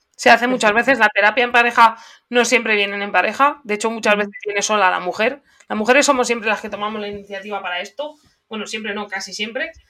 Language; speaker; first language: Spanish; native; Spanish